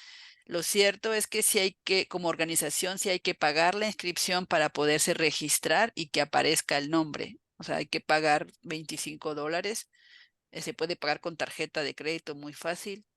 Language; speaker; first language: Spanish; native; Spanish